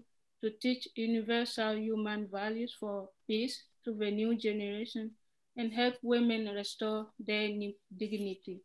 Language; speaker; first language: English; non-native, fluent; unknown